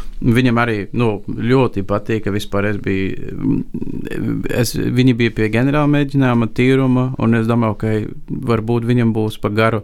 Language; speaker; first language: Latvian; non-native, fluent; Bulgarian